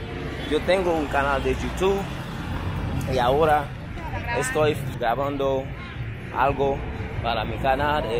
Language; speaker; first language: Spanish; non-native, learner; English